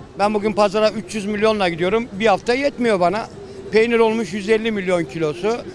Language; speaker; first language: Turkish; non-native, local second language; Kurdish